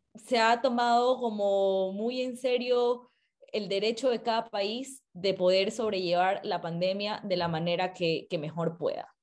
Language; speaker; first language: Spanish; native; Spanish